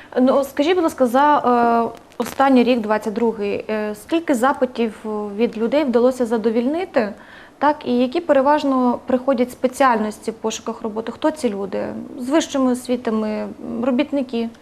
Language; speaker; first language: Ukrainian; native; Ukrainian